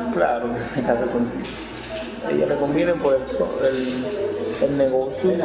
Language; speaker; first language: Spanish; native; Spanish